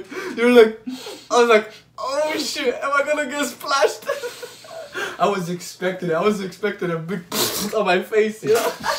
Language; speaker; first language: English; non-native, fluent; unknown